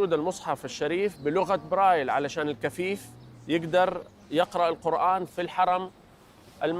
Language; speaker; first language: Arabic; native; Arabic